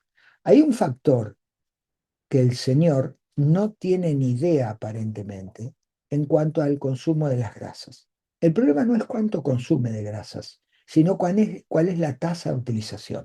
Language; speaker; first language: Spanish; native; Spanish